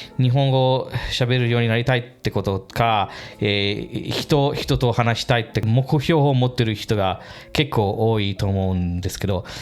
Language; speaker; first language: Japanese; non-native, fluent; English